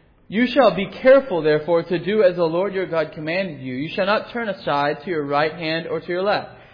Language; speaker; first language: English; native; English